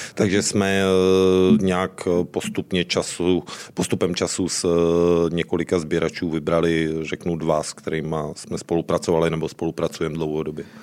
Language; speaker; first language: Czech; native; Czech